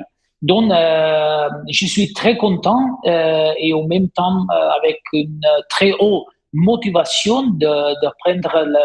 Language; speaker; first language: French; non-native, fluent; Italian